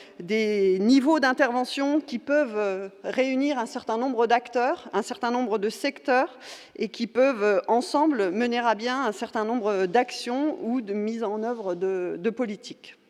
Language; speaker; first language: French; native; French